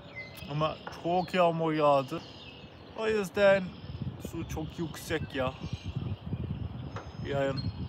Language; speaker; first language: Turkish; non-native, learner; English